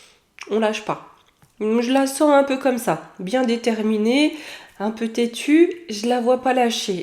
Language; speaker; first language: French; native; French